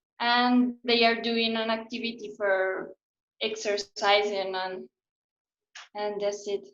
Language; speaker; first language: English; non-native, learner; Spanish